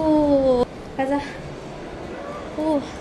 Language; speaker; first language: Korean; non-native, fluent; Filipino